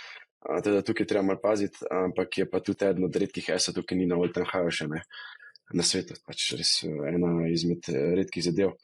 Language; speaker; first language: Slovenian; native; Slovenian